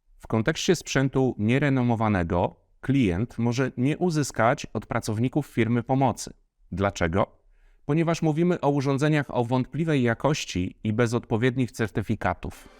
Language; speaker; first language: Polish; native; Polish